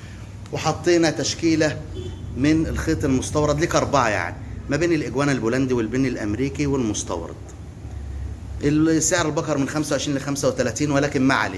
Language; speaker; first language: Arabic; native; Arabic